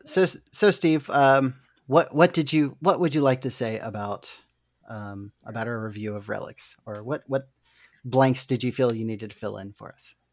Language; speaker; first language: English; native; English